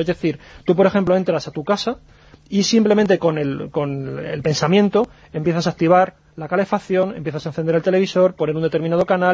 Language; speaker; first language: Spanish; native; Spanish